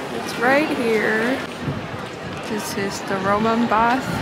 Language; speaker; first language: English; non-native, fluent; Korean